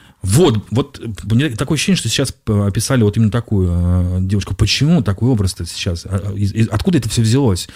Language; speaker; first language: Russian; native; Russian